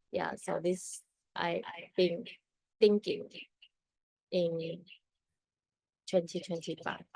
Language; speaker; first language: English; non-native, learner; Chinese